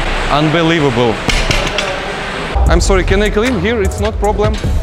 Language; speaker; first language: English; non-native, learner; Russian